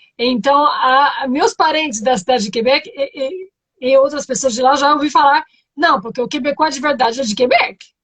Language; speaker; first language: Portuguese; non-native, fluent; French